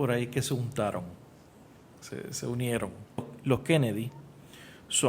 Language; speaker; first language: Spanish; native; Spanish